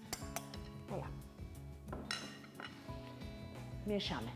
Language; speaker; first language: Polish; non-native, learner; Italian